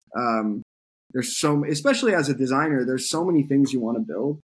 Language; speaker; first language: English; non-native, fluent; French